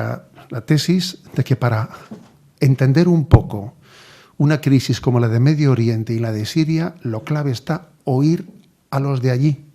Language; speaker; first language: Spanish; native; Spanish